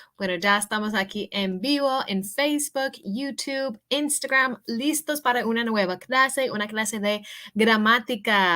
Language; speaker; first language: Spanish; early bilingual, heritage; English